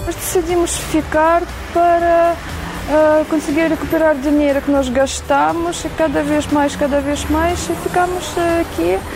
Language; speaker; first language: Portuguese; non-native, fluent; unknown